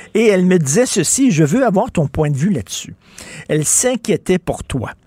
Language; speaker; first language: French; native; French